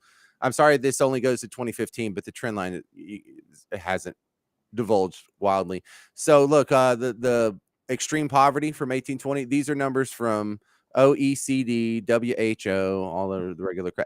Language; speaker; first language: English; native; English